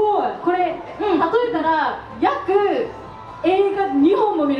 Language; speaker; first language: Japanese; native; Japanese